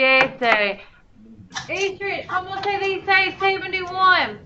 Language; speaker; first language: Spanish; non-native, fluent; English